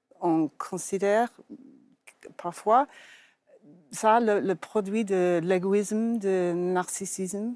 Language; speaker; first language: French; non-native, fluent; English